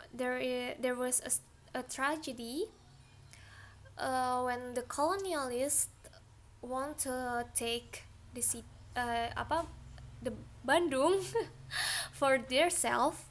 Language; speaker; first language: English; non-native, learner; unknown